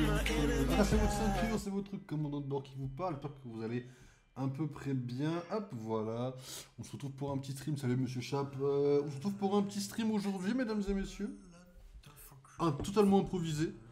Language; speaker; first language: French; native; French